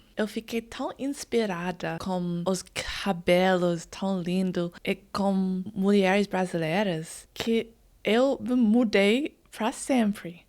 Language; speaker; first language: Portuguese; non-native, fluent; English